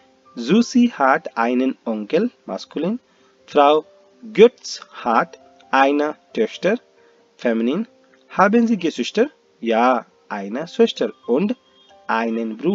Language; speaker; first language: German; non-native, fluent; Hindi